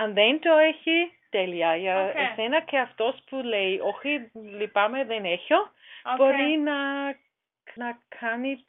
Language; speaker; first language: Greek; non-native, learner; German